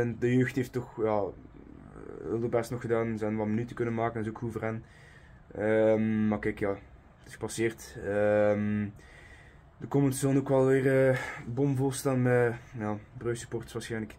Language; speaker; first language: Dutch; native; Dutch